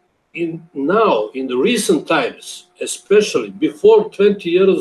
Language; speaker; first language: English; non-native, learner; Serbian